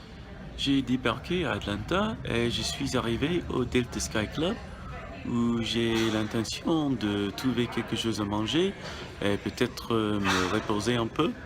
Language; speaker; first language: French; non-native, fluent; English